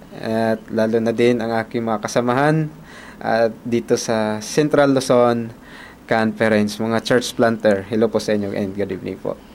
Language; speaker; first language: Filipino; non-native, local second language; Cebuano